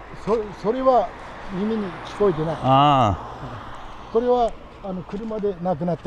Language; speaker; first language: Japanese; native; Japanese